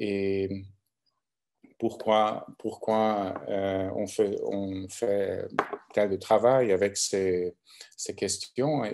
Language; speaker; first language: French; non-native, local second language; German